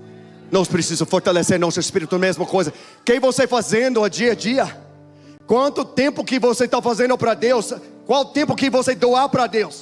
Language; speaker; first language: Portuguese; non-native, learner; English